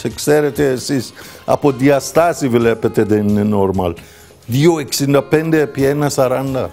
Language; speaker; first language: Greek; non-native, learner; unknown